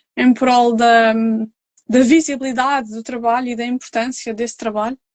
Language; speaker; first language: Portuguese; native; Portuguese